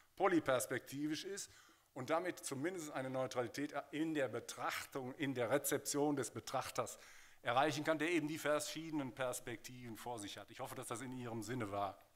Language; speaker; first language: German; native; German